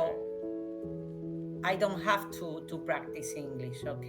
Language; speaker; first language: English; non-native, learner; Spanish